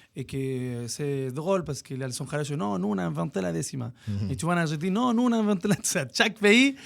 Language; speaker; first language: French; non-native, fluent; Spanish